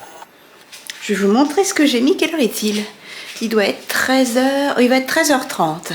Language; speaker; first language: French; native; French